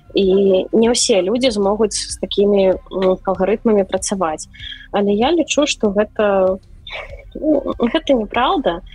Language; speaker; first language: Belarusian; non-native, local second language; Russian